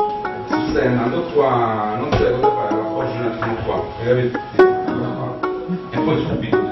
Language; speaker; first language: Italian; native; Italian